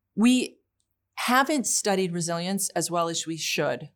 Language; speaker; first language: English; early bilingual, other home language; Polish